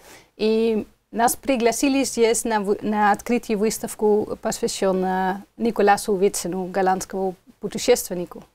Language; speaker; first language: Russian; non-native, fluent; Dutch